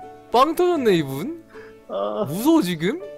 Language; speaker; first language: Korean; native; Korean